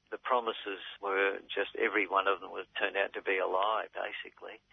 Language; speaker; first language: English; native; English